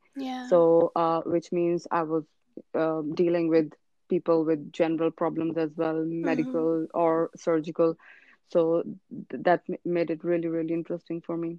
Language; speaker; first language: English; non-native, local second language; Urdu